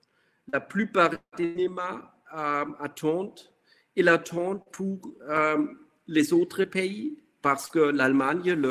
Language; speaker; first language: French; non-native, fluent; German